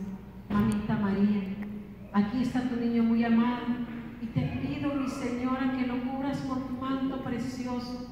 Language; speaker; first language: Spanish; native; Spanish